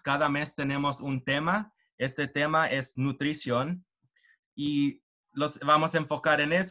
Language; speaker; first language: Spanish; early bilingual, heritage; Spanish